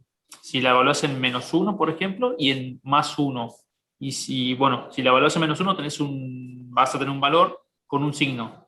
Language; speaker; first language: Spanish; native; Spanish